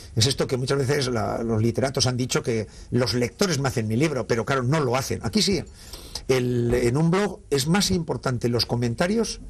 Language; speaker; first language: Spanish; native; Spanish